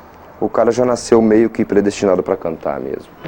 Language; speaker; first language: Portuguese; native; Portuguese